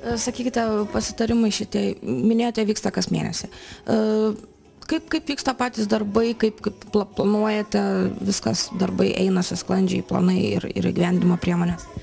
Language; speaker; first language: Lithuanian; native; Lithuanian